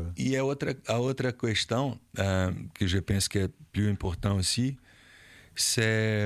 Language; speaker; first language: French; non-native, learner; Portuguese